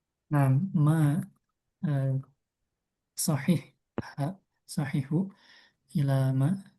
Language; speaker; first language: Arabic; non-native, fluent; Indonesian